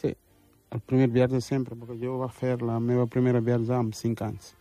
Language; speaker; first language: Catalan; early bilingual, other home language; Wolof